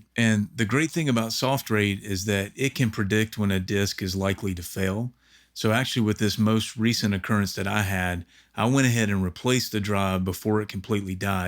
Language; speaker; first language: English; native; English